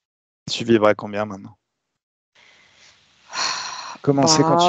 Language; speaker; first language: French; native; French